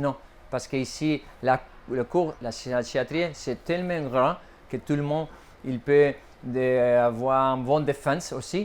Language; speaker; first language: French; non-native, fluent; Spanish